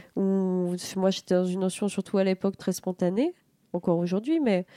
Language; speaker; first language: French; native; French